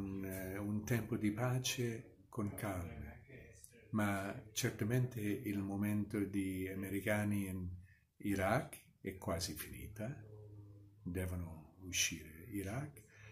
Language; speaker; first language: Italian; non-native, fluent; English